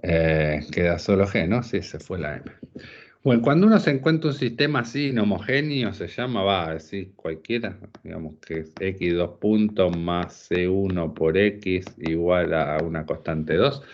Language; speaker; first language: Spanish; native; Spanish